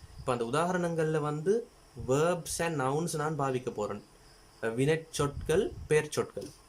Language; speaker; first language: Tamil; non-native, local second language; Sinhala